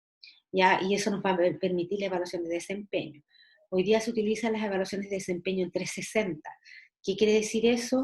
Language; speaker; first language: Spanish; native; Spanish